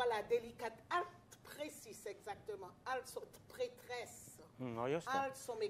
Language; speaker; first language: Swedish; non-native, fluent; French